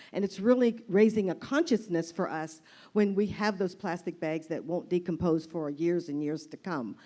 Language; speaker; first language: English; native; English